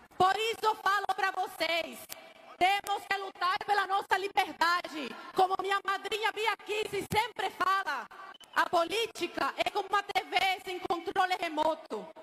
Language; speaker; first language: Portuguese; early bilingual, other home language; Spanish